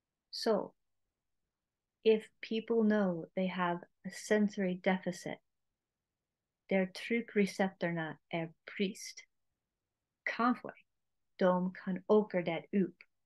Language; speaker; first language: English; native; English